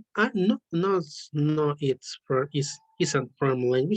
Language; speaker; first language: English; non-native, learner; Spanish